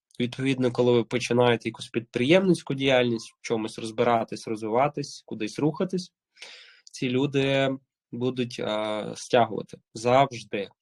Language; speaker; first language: Ukrainian; native; Ukrainian